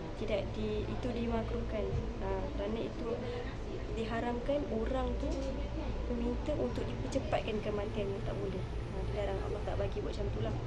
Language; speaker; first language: Malay; native; Malay